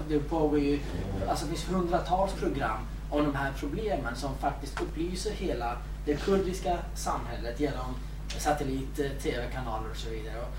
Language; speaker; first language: Swedish; early bilingual, other home language; Kurdish